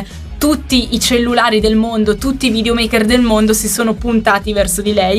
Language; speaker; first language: Italian; native; Italian